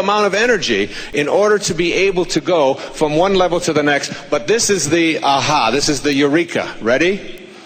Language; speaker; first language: English; native; English